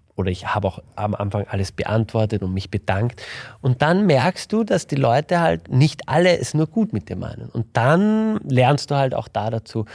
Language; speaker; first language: German; native; German